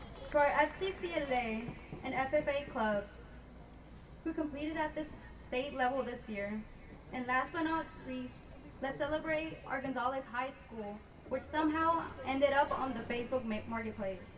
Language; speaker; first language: English; early bilingual, other home language; Spanish